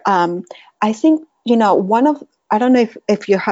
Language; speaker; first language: English; non-native, fluent; Spanish